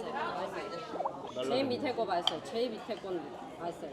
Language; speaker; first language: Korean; non-native, learner; Chinese